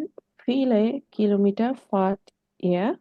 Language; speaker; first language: German; non-native, learner; Bangla